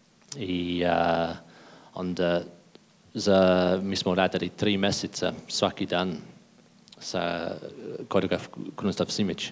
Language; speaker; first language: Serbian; non-native, learner; English